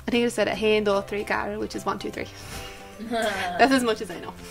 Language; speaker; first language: English; non-native, fluent; Spanish